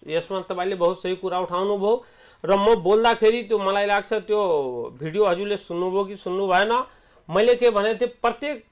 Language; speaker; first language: Nepali; non-native, local second language; Awadhi